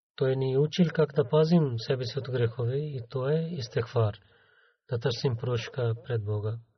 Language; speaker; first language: Bulgarian; non-native, learner; Urdu